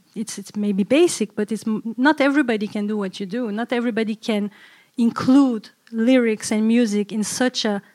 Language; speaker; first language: English; early bilingual, other home language; Turkish